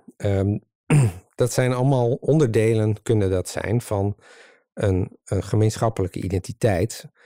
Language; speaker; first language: Dutch; native; Dutch